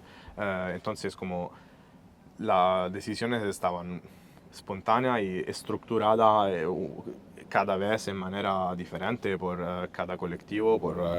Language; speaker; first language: Spanish; non-native, fluent; Italian